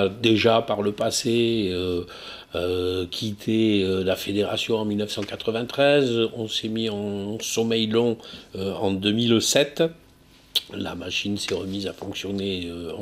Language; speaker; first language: French; native; French